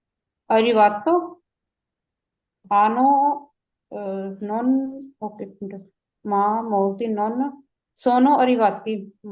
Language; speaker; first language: Italian; non-native, learner; Urdu